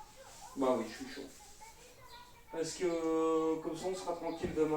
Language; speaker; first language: French; native; French